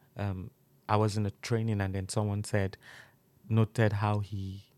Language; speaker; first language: English; non-native, local second language; Yoruba